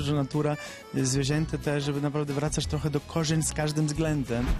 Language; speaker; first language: Polish; non-native, fluent; Italian